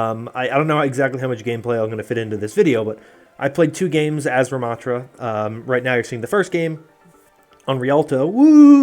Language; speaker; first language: English; native; English